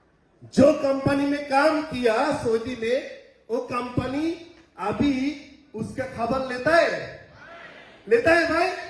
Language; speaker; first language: Hindi; non-native, learner; Bangla